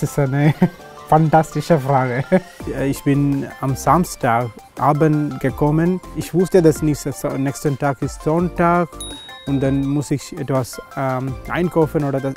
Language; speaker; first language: German; non-native, learner; Malayalam